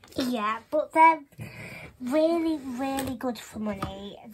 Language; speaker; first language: English; native; English